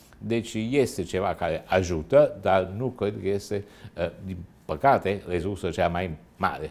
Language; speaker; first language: Romanian; non-native, fluent; Italian